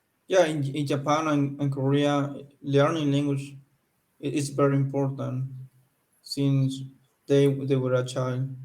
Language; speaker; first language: English; non-native, learner; Spanish